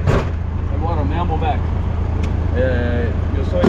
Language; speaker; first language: Spanish; non-native, learner; English